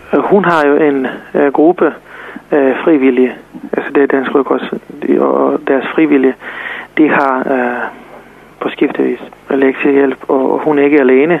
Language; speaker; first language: Danish; non-native, fluent; Serbian